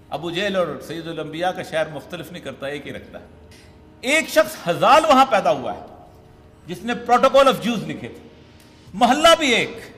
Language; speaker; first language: Urdu; non-native, local second language; Punjabi